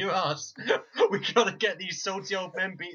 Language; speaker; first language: English; native; English